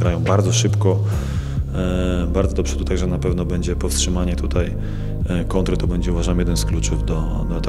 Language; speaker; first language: Polish; native; Polish